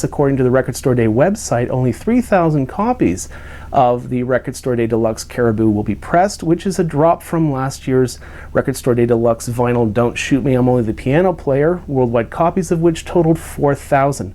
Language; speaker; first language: English; native; English